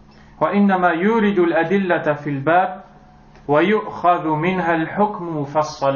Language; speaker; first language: Arabic; non-native, fluent; French